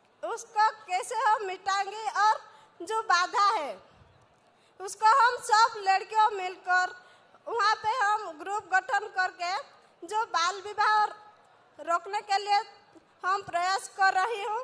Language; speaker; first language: Hindi; non-native, local second language; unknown